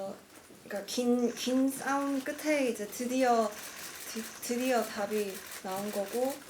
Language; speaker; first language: Korean; non-native, fluent; Cantonese